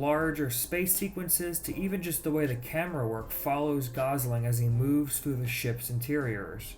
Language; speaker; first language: English; native; English